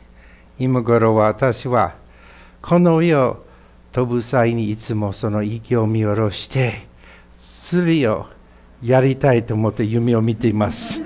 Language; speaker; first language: Japanese; non-native, fluent; English